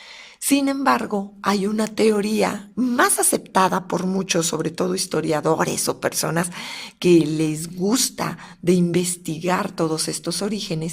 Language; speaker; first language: Spanish; native; Spanish